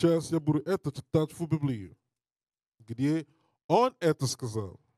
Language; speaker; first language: Russian; non-native, learner; English